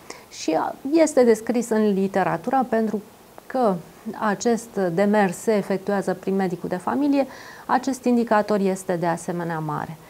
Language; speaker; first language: Romanian; native; Romanian